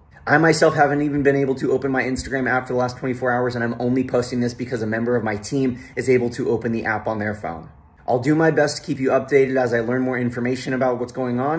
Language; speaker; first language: English; native; English